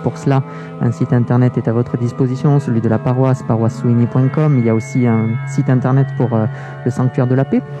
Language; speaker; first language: French; native; French